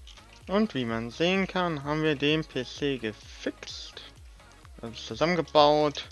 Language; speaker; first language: German; native; German